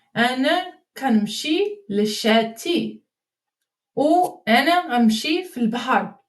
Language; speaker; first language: Arabic; non-native, learner; English